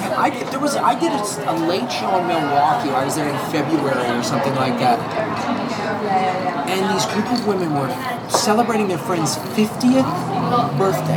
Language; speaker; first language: English; native; English